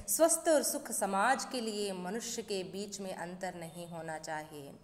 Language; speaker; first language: Hindi; non-native, local second language; Kannada